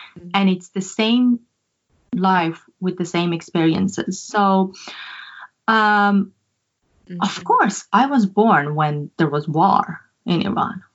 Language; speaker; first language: English; non-native, fluent; Persian